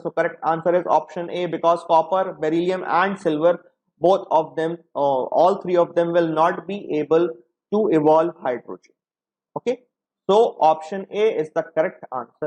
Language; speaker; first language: English; non-native, local second language; Hindi